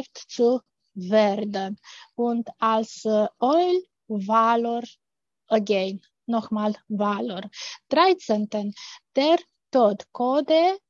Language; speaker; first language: German; non-native, fluent; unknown